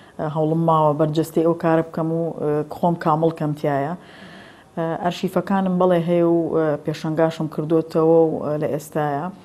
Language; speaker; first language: Central Kurdish; native; Central Kurdish